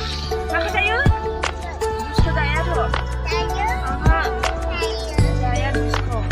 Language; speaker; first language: Hindi; non-native, local second language; Bodo